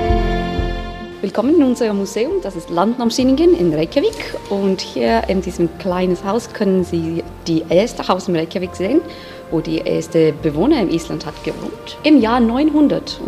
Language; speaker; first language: German; non-native, learner; Icelandic